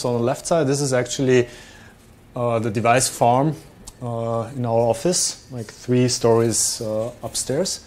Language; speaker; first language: English; non-native, fluent; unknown